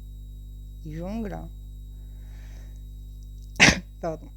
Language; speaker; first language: French; native; French